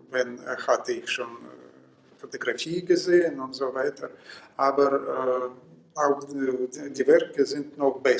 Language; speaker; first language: German; non-native, fluent; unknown